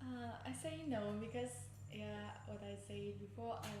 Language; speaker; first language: English; non-native, learner; Indonesian